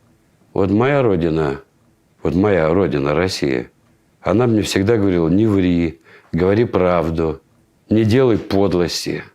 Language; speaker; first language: Russian; native; Russian